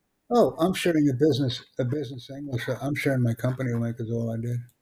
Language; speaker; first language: English; native; English